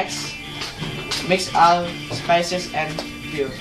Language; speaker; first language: English; non-native, learner; Indonesian